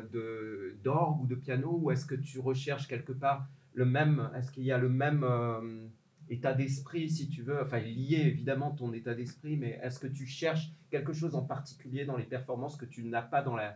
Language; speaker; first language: French; native; French